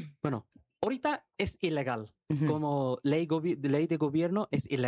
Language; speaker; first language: Spanish; non-native, learner; Bangla